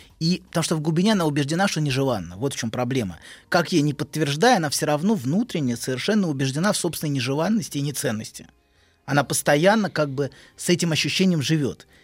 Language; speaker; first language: Russian; native; Russian